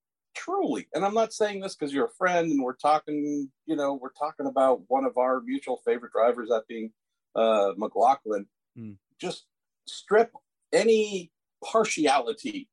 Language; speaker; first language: English; native; English